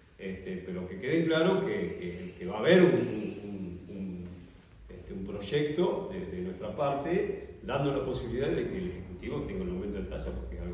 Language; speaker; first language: Spanish; native; Spanish